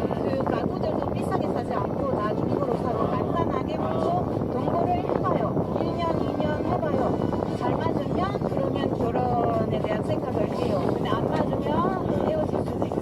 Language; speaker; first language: Korean; non-native, fluent; Russian